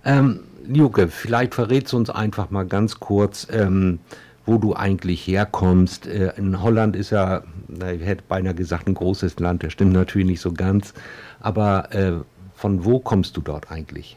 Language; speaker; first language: German; native; German